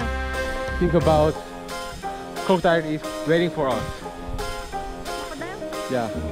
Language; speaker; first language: English; non-native, learner; Korean